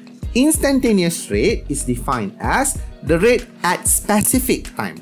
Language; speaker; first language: English; non-native, local second language; Malay